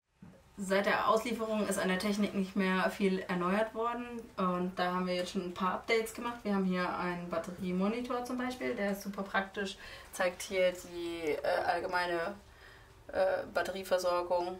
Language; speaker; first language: German; native; German